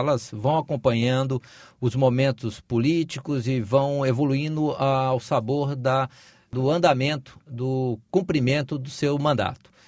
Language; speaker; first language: Portuguese; native; Portuguese